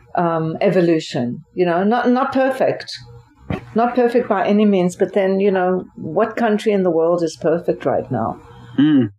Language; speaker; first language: English; native; English